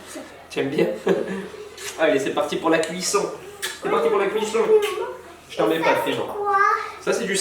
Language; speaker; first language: French; native; French